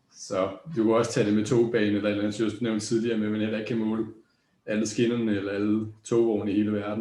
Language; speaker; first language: Danish; native; Danish